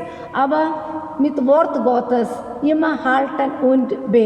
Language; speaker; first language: German; non-native, learner; Malayalam